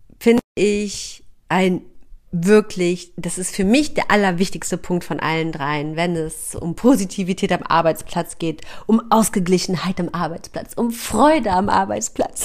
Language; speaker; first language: German; native; German